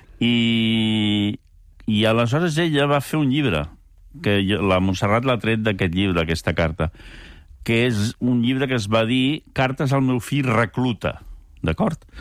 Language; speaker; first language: Catalan; early bilingual, other home language; French